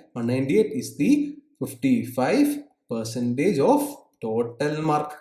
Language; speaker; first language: English; non-native, local second language; Malayalam